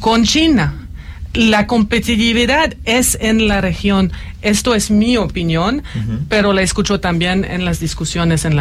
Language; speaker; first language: Spanish; non-native, fluent; French